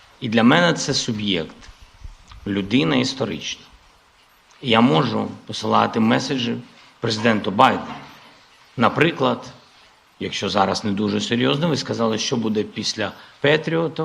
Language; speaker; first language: Ukrainian; non-native, local second language; Russian